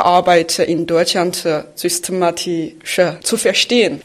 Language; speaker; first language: German; non-native, fluent; Chinese